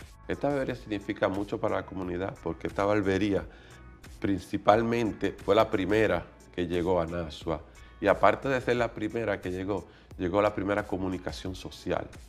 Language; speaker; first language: Spanish; native; Spanish